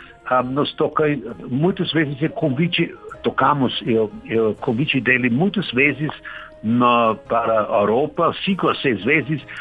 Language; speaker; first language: Portuguese; non-native, learner; German